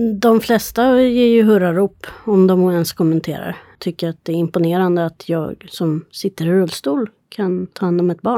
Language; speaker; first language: Swedish; native; Swedish